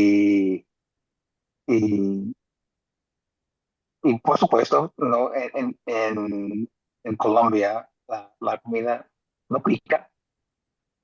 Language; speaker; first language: Spanish; non-native, fluent; English